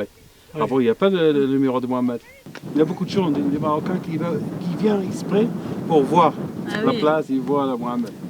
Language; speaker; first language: French; non-native, learner; Arabic